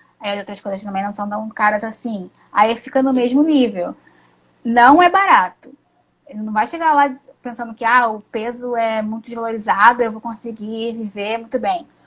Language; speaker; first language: Portuguese; native; Portuguese